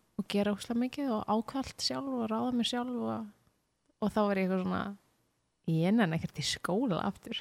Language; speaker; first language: Icelandic; native; Icelandic